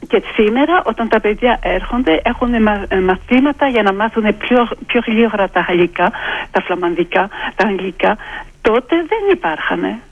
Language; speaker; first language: Greek; early bilingual, heritage; Greek